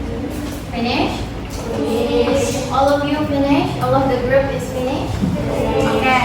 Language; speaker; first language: English; non-native, learner; Indonesian